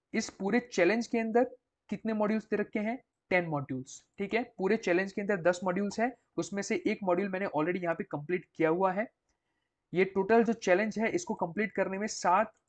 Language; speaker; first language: Hindi; non-native, local second language; Gujarati